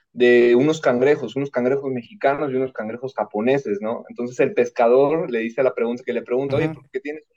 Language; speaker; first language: Spanish; native; Spanish